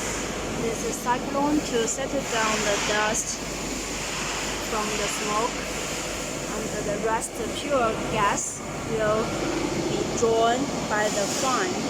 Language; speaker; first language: English; non-native, learner; Chinese